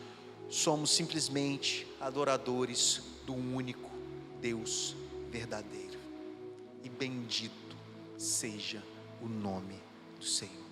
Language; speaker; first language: Portuguese; native; Portuguese